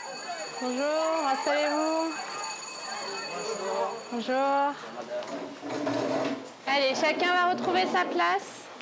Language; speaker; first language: French; native; French